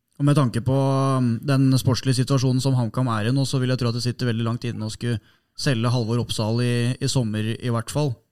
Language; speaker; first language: Norwegian; native; Norwegian